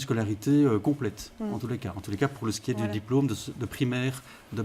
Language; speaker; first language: French; native; French